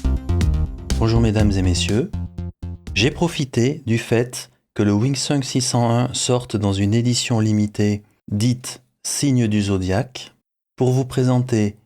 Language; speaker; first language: French; native; French